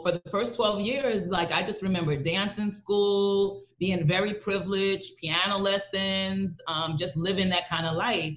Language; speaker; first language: English; native; English